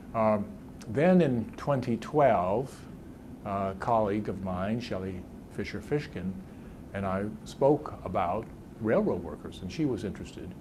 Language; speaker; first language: English; native; English